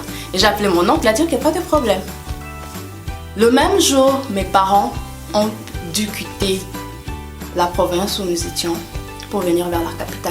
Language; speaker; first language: French; non-native, local second language; Lingala